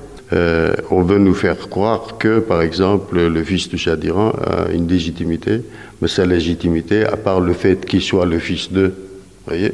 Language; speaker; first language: French; non-native, fluent; Persian